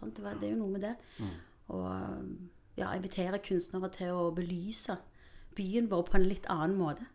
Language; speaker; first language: Norwegian; early bilingual, other home language; Spanish